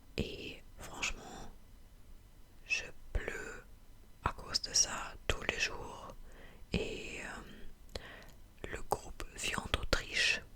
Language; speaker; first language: French; non-native, fluent; German